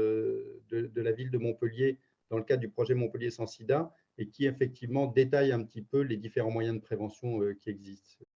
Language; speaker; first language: French; native; French